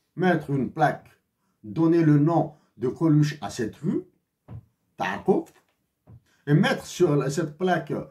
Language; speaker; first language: French; non-native, local second language; Kabyle